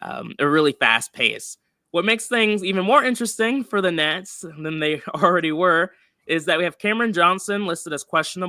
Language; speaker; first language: English; native; English